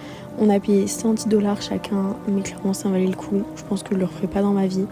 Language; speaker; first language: French; native; French